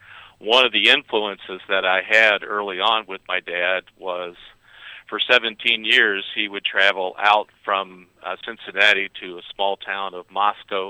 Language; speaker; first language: English; native; English